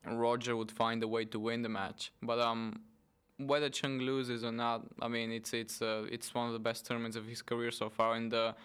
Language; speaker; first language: English; non-native, fluent; Bulgarian